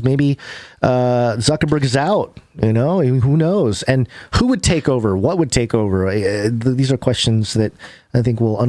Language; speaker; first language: English; native; English